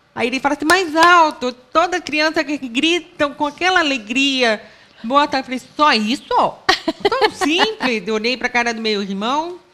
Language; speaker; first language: Portuguese; non-native, local second language; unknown